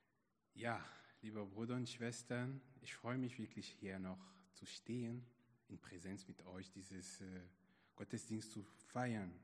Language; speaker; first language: German; non-native, fluent; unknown